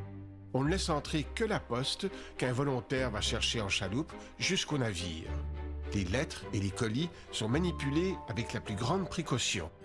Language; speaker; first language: French; native; French